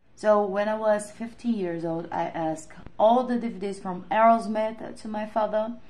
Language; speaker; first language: English; non-native, learner; Portuguese